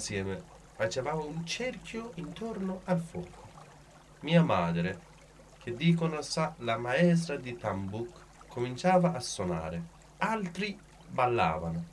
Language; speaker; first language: Italian; non-native, learner; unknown